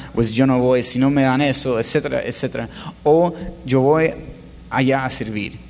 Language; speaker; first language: Spanish; non-native, fluent; English